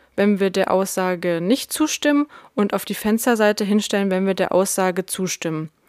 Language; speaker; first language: German; early bilingual, other home language; Russian